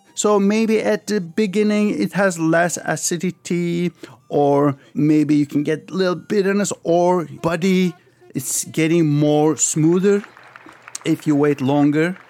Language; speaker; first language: English; early bilingual, other home language; Turkish